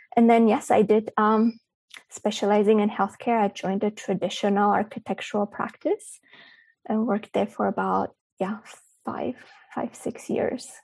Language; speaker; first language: English; early bilingual, other home language; Bulgarian